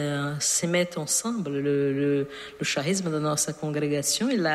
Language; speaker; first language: French; non-native, learner; Portuguese